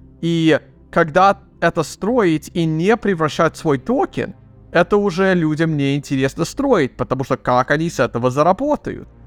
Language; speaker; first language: Russian; early bilingual, heritage; Russian